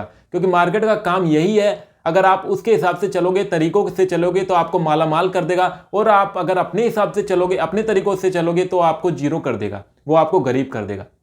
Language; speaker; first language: Hindi; native; Hindi